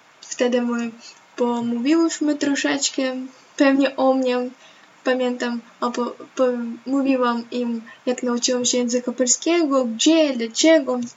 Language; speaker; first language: Polish; non-native, learner; Ukrainian